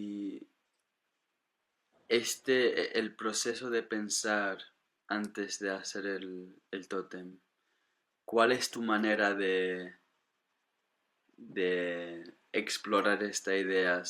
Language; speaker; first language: Spanish; non-native, fluent; English